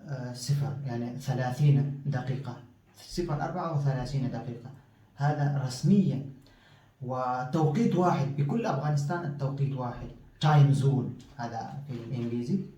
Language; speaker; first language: Arabic; non-native, fluent; Pashto